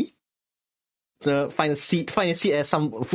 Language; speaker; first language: English; non-native, local second language; Malay